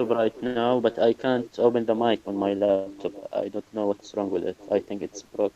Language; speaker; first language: English; non-native, fluent; Arabic